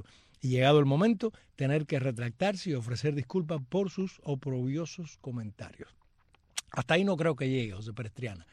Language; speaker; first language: Spanish; native; Spanish